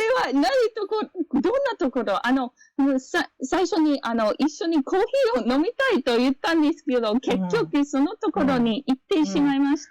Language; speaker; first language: Japanese; non-native, fluent; English